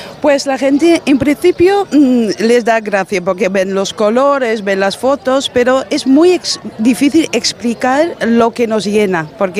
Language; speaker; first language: Spanish; non-native, fluent; Dutch